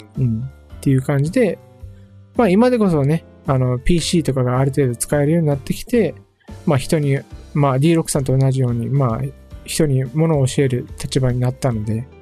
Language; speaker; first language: Japanese; native; Japanese